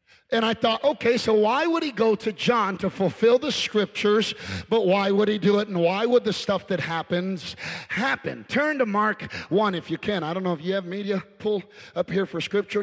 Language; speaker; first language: English; early bilingual, other home language; Spanish